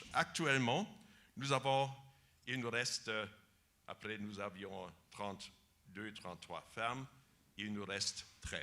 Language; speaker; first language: French; non-native, fluent; German